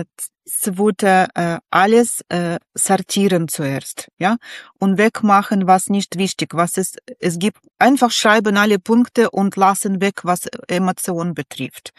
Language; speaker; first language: German; non-native, learner; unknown